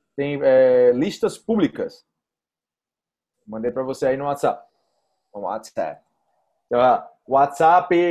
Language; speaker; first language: Portuguese; native; Portuguese